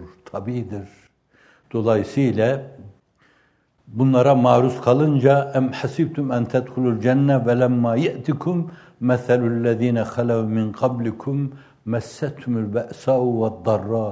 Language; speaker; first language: Turkish; native; Turkish